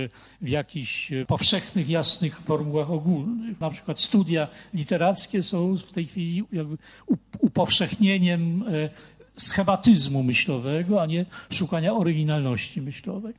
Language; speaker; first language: Polish; native; Polish